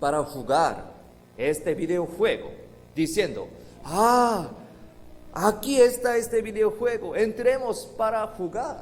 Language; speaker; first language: Spanish; non-native, fluent; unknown